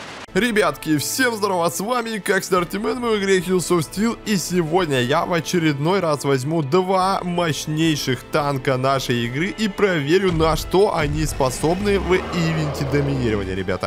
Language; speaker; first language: Russian; native; Russian